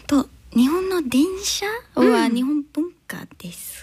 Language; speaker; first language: Japanese; non-native, learner; English